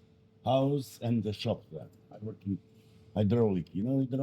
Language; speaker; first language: English; non-native, learner; Albanian